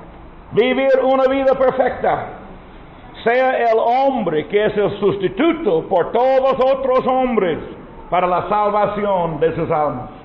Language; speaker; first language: Spanish; non-native, learner; English